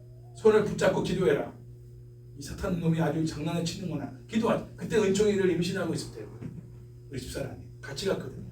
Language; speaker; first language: Korean; native; Korean